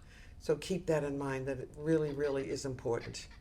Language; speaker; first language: English; native; English